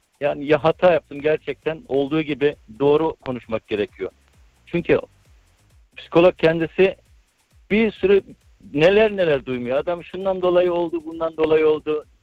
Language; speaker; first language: Turkish; early bilingual, heritage; Turkish